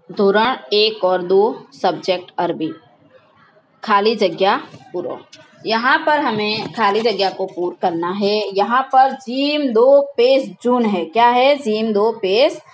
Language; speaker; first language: Hindi; non-native, local second language; Gujarati